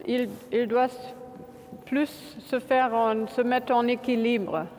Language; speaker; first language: French; non-native, fluent; German